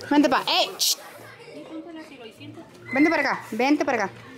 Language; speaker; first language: Spanish; early bilingual, heritage; Spanish